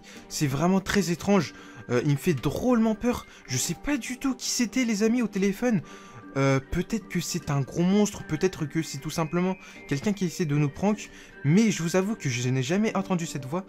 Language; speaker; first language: French; native; French